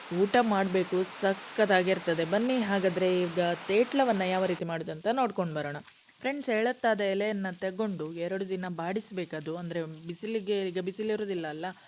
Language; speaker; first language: Kannada; non-native, local second language; Konkani